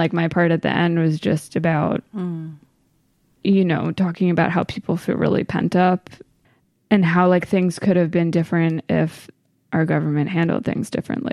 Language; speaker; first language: English; native; English